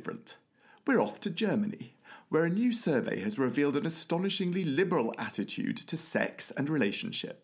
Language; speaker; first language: English; native; English